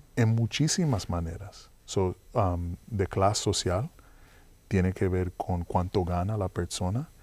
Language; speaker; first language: Spanish; early bilingual, heritage; Spanish